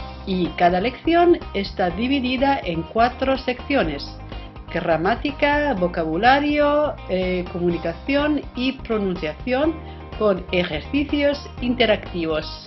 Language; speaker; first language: Spanish; non-native, fluent; Italian